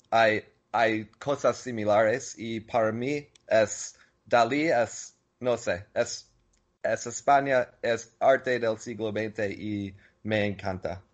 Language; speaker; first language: Spanish; non-native, learner; English